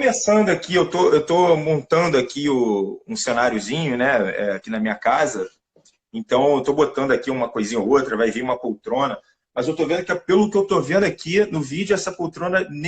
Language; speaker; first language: Portuguese; native; Portuguese